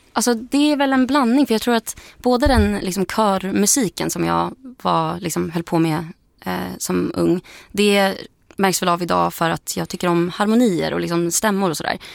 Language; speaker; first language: Swedish; early bilingual, heritage; Swedish